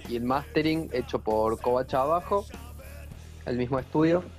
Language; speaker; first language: Spanish; native; Spanish